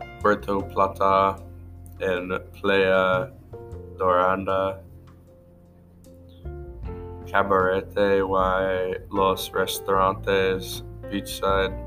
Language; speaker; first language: Spanish; non-native, learner; English